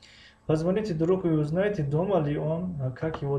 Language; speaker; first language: Russian; non-native, fluent; Tajik